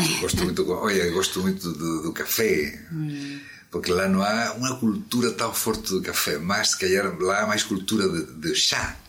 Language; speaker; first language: Portuguese; non-native, fluent; Spanish